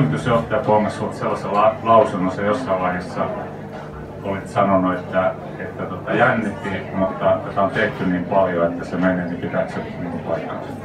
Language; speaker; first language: Finnish; native; Finnish